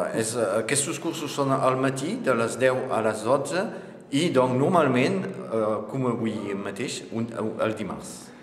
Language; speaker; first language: Catalan; non-native, local second language; French